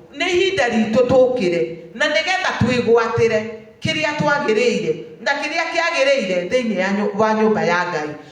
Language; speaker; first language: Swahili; non-native, local second language; Kikuyu